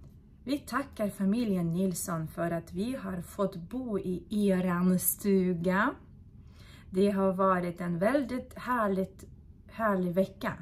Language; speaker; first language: Swedish; non-native, fluent; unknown